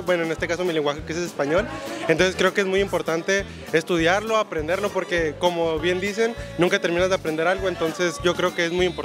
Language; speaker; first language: Spanish; early bilingual, heritage; Spanish